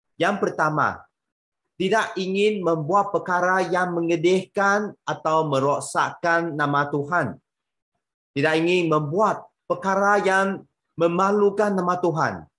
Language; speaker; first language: Malay; non-native, local second language; Chinese